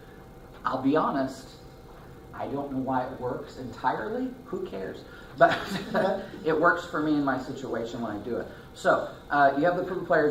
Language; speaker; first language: English; native; English